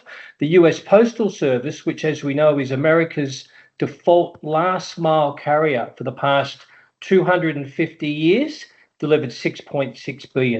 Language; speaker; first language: English; native; English